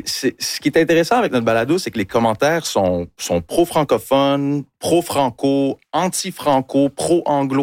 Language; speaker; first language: French; early bilingual, other home language; English